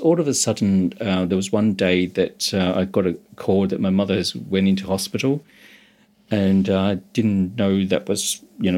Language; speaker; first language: English; non-native, local second language; Cantonese